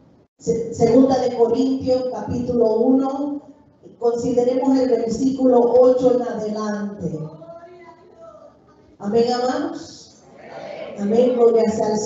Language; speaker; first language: Spanish; native; Spanish